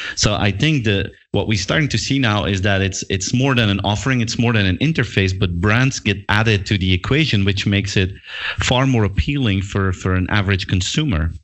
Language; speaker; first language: English; non-native, fluent; Dutch